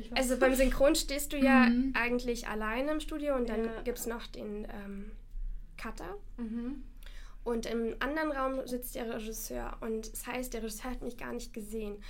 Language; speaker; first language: German; non-native, fluent; Russian